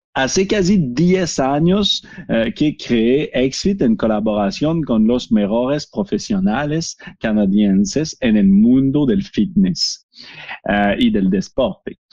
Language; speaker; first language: Spanish; non-native, learner; French